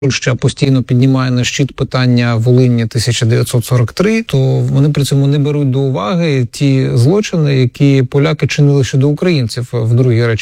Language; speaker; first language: Ukrainian; native; Ukrainian